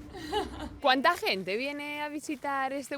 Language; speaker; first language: Spanish; native; Spanish